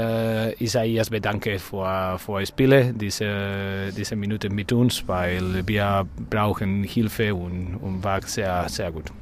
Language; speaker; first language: German; non-native, learner; Spanish